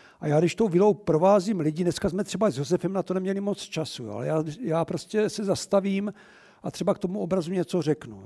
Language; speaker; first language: Czech; native; Czech